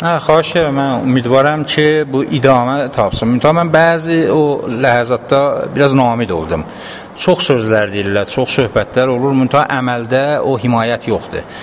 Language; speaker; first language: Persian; non-native, local second language; Azerbaijani